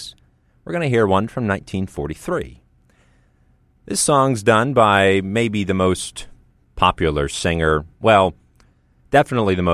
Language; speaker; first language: English; native; English